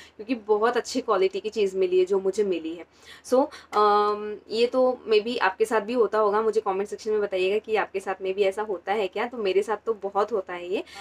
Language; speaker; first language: Hindi; non-native, local second language; Marathi